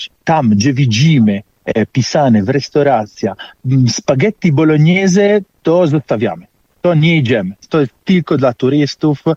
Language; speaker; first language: Polish; non-native, fluent; Italian